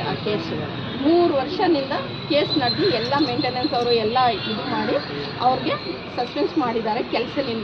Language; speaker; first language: Kannada; non-native, local second language; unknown